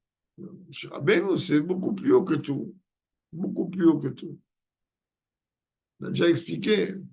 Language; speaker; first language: French; native; French